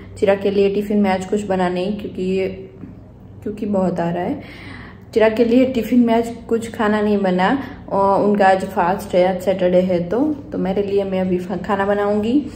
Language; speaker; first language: Hindi; non-native, local second language; Gujarati